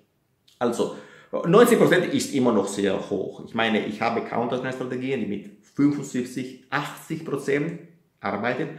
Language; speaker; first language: German; non-native, fluent; Italian